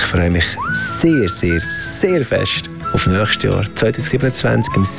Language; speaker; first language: German; native; German